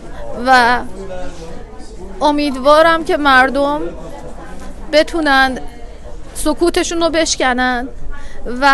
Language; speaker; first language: Persian; native; Persian